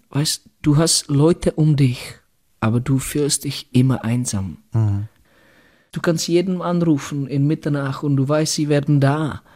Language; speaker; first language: German; non-native, fluent; Czech